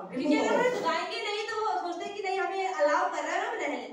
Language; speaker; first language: Hindi; native; Hindi